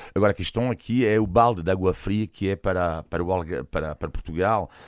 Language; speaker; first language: Portuguese; non-native, fluent; French